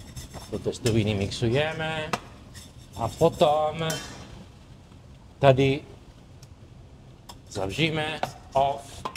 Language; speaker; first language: Czech; non-native, learner; Italian